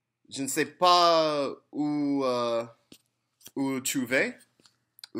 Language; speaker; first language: French; non-native, learner; English